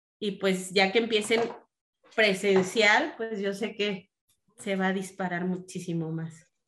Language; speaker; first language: Spanish; native; Spanish